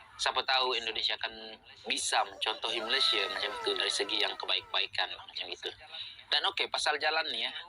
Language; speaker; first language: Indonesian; native; Indonesian